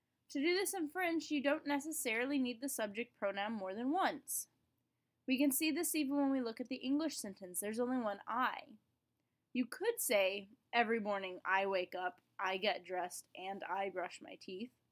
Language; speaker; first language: English; native; English